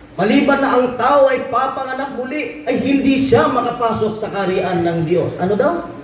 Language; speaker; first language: Filipino; non-native, local second language; Cebuano